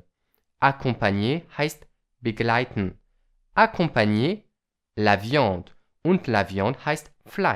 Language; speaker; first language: German; non-native, fluent; French